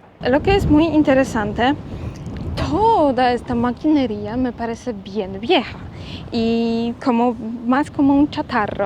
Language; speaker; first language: Spanish; non-native, fluent; Polish